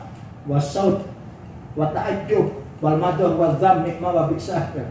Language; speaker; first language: Arabic; non-native, fluent; Javanese